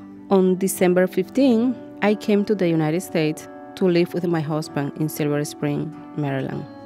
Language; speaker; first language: English; non-native, fluent; Spanish